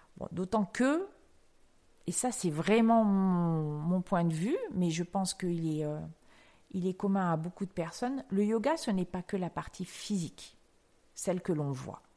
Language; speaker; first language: French; native; French